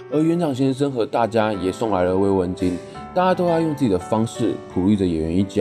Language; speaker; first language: Chinese; native; Chinese